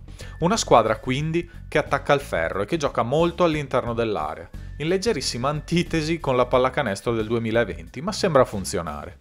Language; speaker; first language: Italian; native; Italian